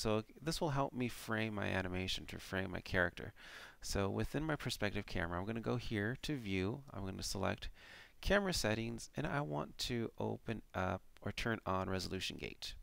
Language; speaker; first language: English; native; English